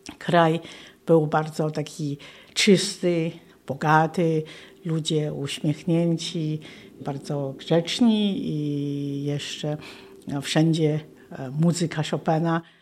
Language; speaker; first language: Polish; non-native, fluent; Chinese